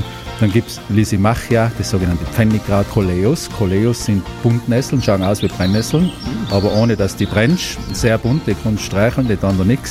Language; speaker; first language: German; native; German